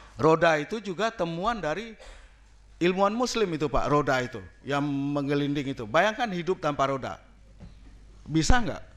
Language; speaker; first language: Indonesian; non-native, local second language; Minangkabau